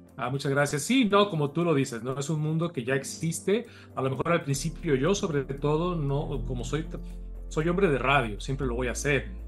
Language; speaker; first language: Spanish; native; Spanish